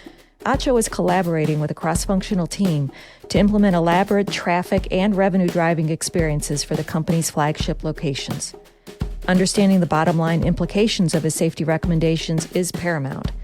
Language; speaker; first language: English; native; English